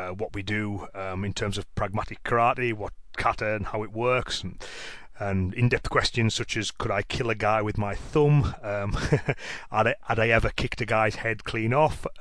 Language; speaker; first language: English; native; English